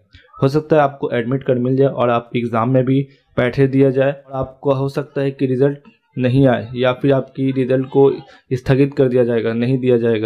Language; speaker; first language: Hindi; native; Hindi